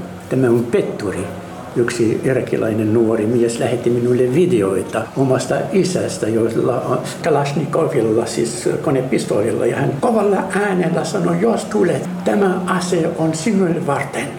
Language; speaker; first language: Finnish; non-native, learner; Arabic